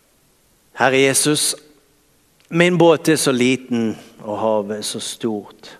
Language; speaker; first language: Norwegian; native; Norwegian